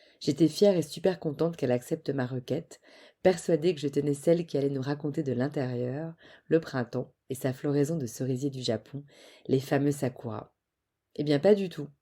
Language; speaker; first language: French; native; French